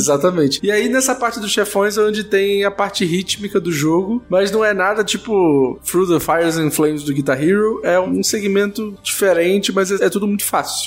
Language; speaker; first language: Portuguese; native; Portuguese